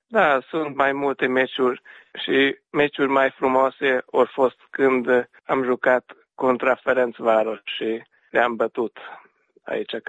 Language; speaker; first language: Romanian; non-native, local second language; Hungarian